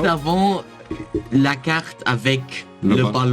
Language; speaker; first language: French; non-native, learner; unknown